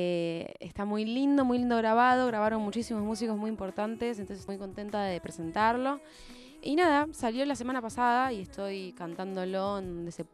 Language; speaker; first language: Spanish; native; Spanish